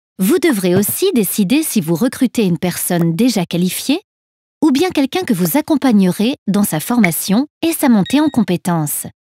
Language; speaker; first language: French; native; French